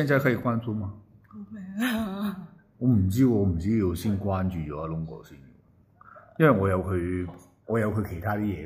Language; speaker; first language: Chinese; non-native, local second language; Cantonese